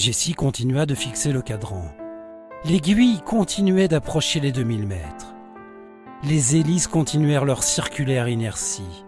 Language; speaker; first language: French; native; French